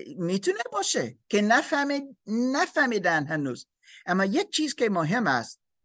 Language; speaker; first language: Persian; non-native, learner; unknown